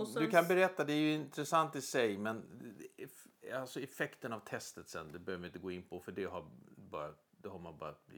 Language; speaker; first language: Swedish; native; Swedish